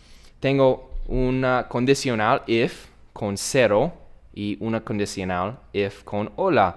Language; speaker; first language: Spanish; non-native, learner; English